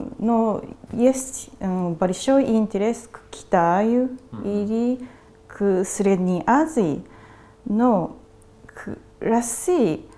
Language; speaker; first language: Russian; non-native, fluent; Japanese